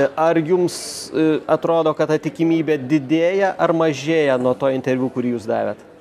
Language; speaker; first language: Lithuanian; native; Lithuanian